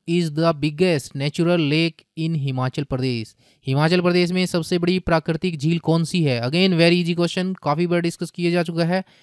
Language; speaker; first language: Hindi; native; Hindi